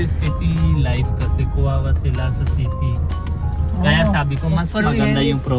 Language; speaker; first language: Filipino; non-native, learner; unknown